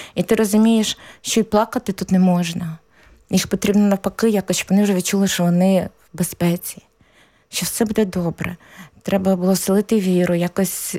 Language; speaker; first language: Ukrainian; native; Ukrainian